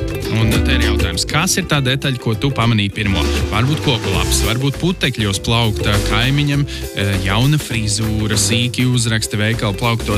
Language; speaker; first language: Latvian; native; Latvian